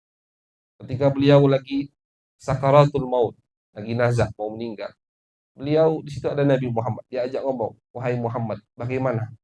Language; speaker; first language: Indonesian; native; Indonesian